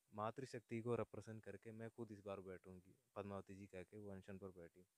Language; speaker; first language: Hindi; non-native, local second language; Malayalam